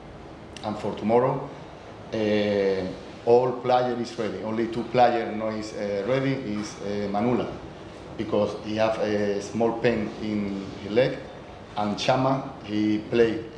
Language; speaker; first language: English; non-native, learner; Spanish